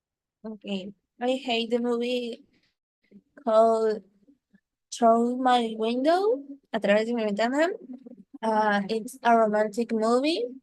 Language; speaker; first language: English; non-native, learner; Spanish